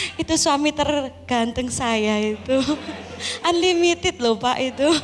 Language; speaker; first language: Indonesian; non-native, local second language; Javanese